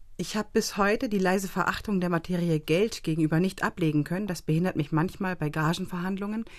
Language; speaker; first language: German; early bilingual, other home language; Greek